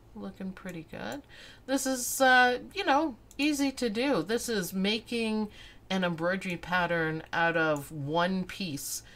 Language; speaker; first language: English; native; English